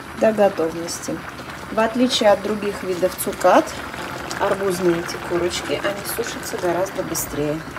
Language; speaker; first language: Russian; non-native, local second language; Armenian